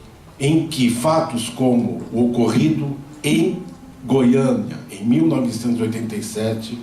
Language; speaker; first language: Portuguese; native; Portuguese